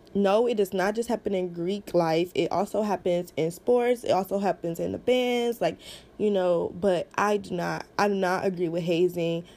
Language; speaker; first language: English; native; English